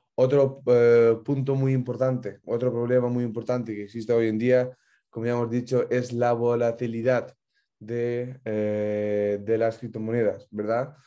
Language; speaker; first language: Spanish; non-native, fluent; Ukrainian